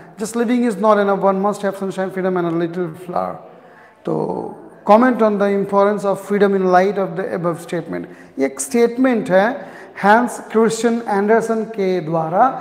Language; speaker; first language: Hindi; native; Hindi